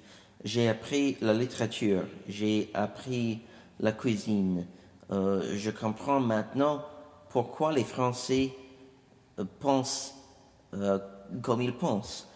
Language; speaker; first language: French; non-native, fluent; English